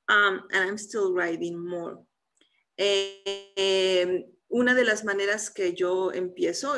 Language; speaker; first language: English; non-native, fluent; Spanish